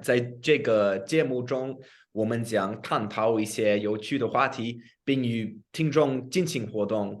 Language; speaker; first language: Chinese; non-native, fluent; English